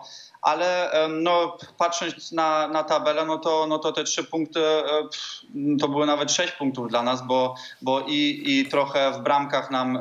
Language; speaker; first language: Polish; early bilingual, heritage; Polish